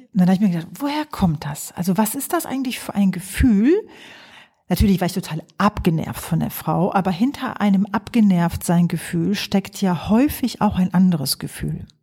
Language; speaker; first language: German; early bilingual, other home language; Polish